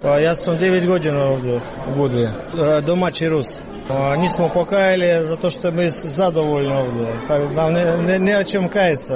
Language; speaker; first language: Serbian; non-native, learner; Russian